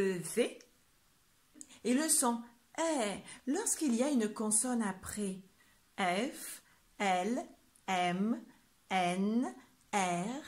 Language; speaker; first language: French; native; French